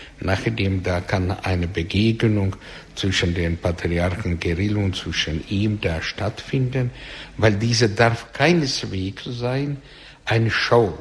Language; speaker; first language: German; non-native, learner; Russian